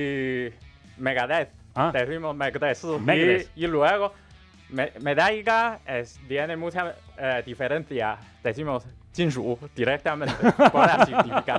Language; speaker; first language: Spanish; non-native, learner; Chinese